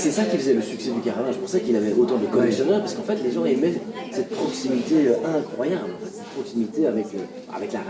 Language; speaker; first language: French; native; French